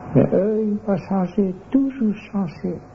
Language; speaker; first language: French; non-native, learner; Vietnamese